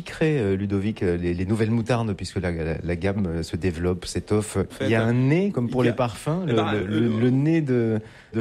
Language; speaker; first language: French; native; French